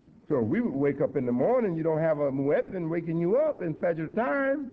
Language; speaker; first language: English; native; English